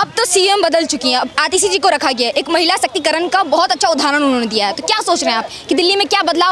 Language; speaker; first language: Hindi; native; Hindi